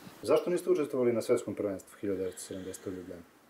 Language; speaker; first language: Serbian; native; Serbian